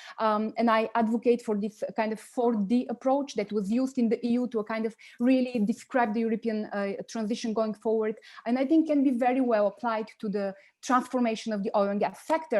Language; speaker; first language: English; non-native, fluent; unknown